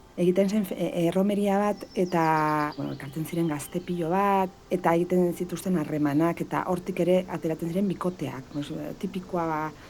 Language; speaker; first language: Basque; non-native, local second language; Spanish